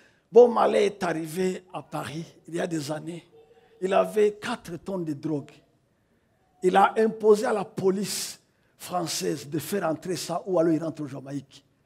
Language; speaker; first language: French; non-native, local second language; Kinyarwanda